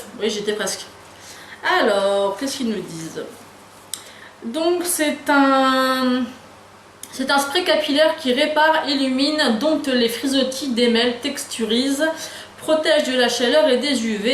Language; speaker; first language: French; native; French